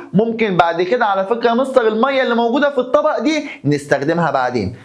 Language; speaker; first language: Arabic; native; Arabic